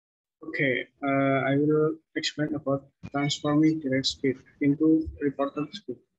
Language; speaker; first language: English; non-native, learner; Indonesian